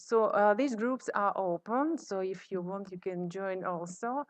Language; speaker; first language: English; non-native, fluent; Russian